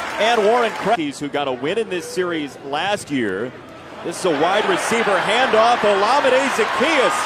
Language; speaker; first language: English; native; English